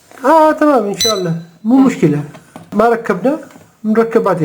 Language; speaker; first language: Arabic; non-native, learner; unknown